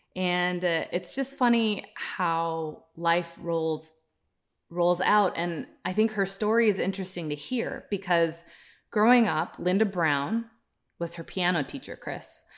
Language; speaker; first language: English; early bilingual, other home language; Hindi